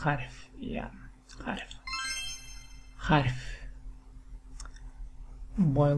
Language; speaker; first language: Turkish; non-native, learner; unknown